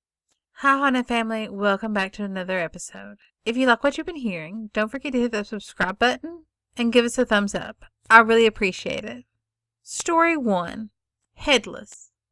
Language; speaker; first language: English; native; English